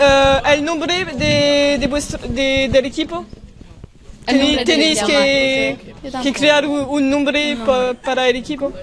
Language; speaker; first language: Spanish; non-native, learner; French